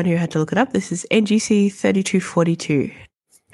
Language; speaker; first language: English; native; English